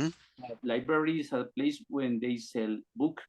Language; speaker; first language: English; non-native, learner; Spanish